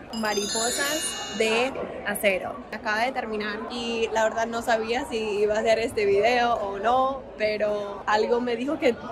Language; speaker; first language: Spanish; non-native, fluent; English